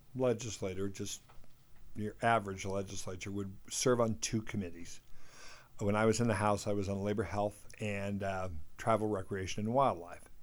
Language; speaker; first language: English; native; English